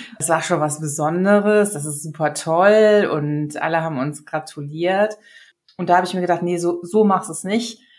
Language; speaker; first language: German; early bilingual, other home language; Serbian